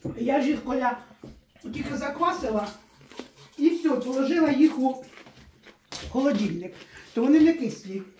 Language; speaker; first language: Ukrainian; native; Ukrainian